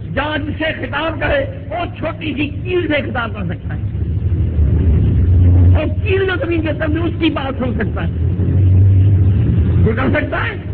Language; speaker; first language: Urdu; non-native, local second language; Sindhi